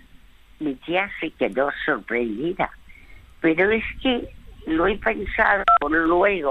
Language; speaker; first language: Spanish; early bilingual, other home language; French